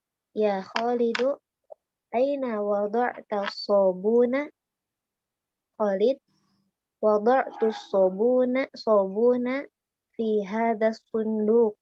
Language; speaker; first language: Arabic; non-native, learner; Indonesian